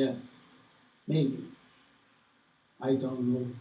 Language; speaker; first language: English; non-native, learner; Portuguese